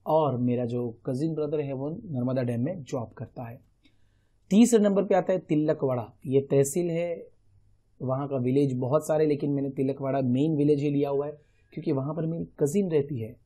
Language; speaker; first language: Hindi; non-native, local second language; Gujarati